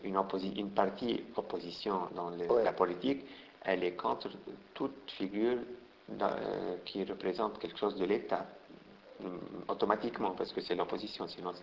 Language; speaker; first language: French; non-native, local second language; Arabic